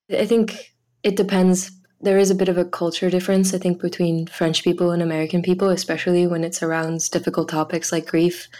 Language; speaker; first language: English; early bilingual, other home language; French